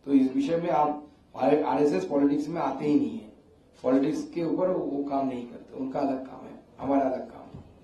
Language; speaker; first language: Hindi; non-native, local second language; Bangla